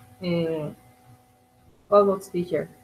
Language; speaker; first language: English; non-native, learner; Spanish